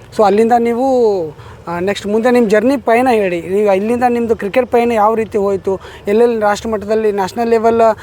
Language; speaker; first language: Kannada; native; Kannada